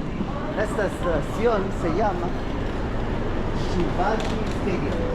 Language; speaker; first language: Spanish; non-native, fluent; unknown